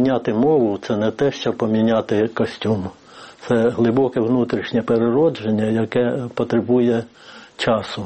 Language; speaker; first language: Ukrainian; native; Ukrainian